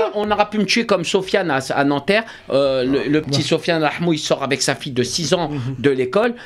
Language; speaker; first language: French; native; French